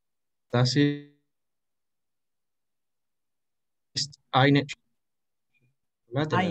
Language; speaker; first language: German; non-native, learner; Spanish